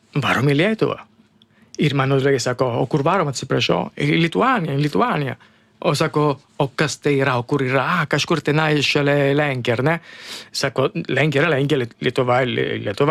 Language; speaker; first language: Lithuanian; non-native, learner; Italian